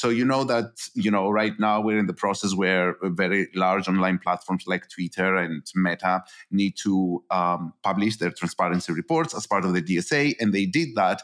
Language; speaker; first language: English; non-native, fluent; Greek